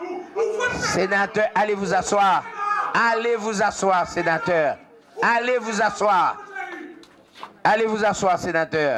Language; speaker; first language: French; non-native, local second language; Haitian Creole